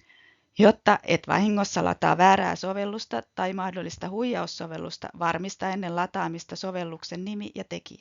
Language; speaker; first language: Finnish; native; Finnish